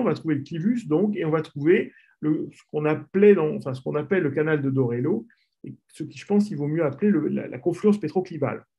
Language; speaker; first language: French; native; French